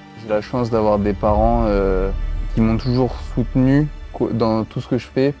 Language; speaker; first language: French; native; French